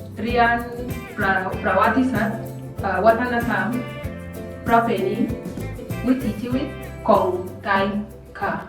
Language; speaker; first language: Thai; non-native, learner; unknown